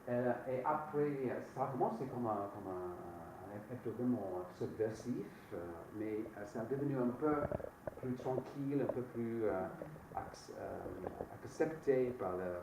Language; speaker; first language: French; non-native, fluent; English